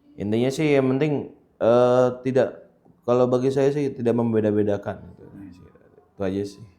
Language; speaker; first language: Indonesian; native; Indonesian